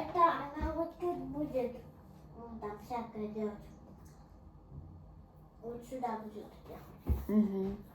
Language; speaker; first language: Russian; early bilingual, other home language; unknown